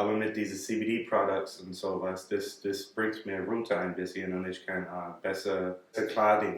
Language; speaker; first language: German; non-native, learner; English